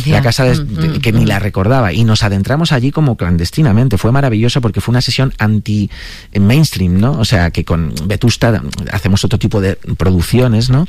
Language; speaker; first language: Spanish; native; Spanish